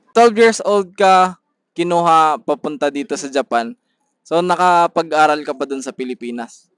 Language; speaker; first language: Filipino; native; Filipino